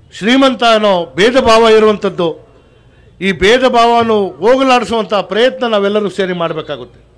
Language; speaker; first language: Kannada; non-native, local second language; Urdu